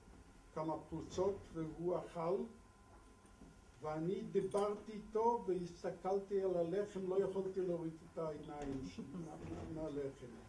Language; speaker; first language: Hebrew; non-native, fluent; Polish